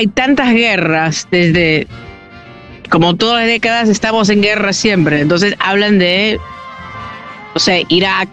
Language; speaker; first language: Spanish; non-native, fluent; English